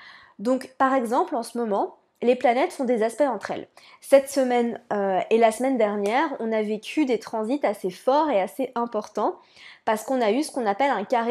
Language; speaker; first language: French; native; French